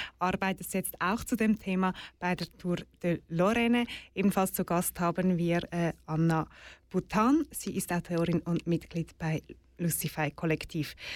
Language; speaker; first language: German; native; German